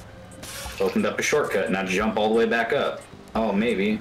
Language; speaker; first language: English; native; English